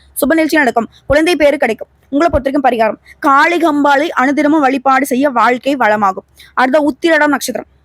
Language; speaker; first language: Tamil; native; Tamil